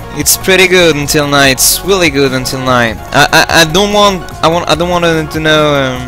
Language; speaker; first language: English; non-native, learner; French